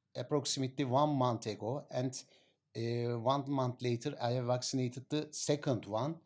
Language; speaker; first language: English; non-native, learner; Turkish